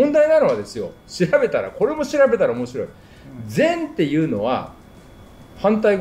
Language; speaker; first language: Japanese; native; Japanese